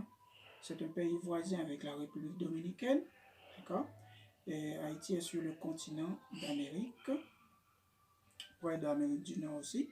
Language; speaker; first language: French; non-native, local second language; Haitian Creole